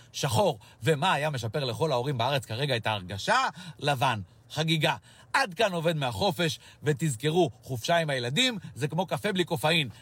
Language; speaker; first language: Hebrew; native; Hebrew